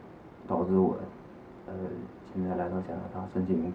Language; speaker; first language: Chinese; native; Chinese